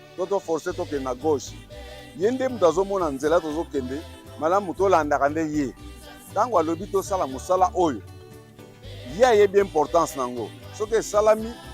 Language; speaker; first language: Lingala; non-native, local second language; Kongo